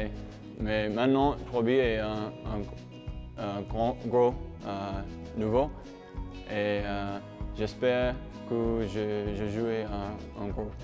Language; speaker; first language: French; non-native, learner; English